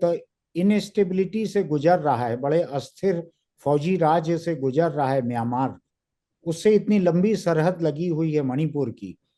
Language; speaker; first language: Hindi; native; Hindi